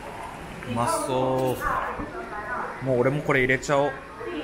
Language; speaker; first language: Japanese; native; Japanese